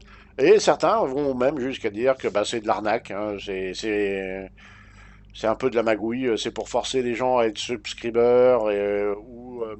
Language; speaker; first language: French; native; French